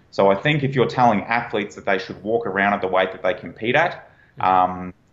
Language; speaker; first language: English; native; English